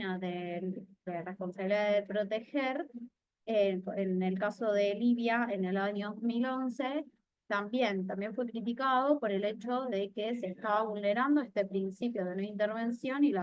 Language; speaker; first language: Spanish; native; Spanish